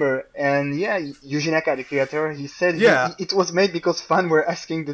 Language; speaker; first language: English; non-native, fluent; French